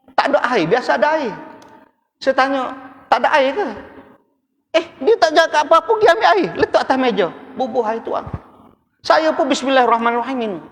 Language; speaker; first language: Malay; native; Malay